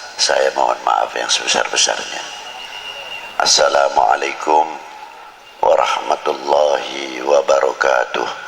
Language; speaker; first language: Indonesian; non-native, local second language; Javanese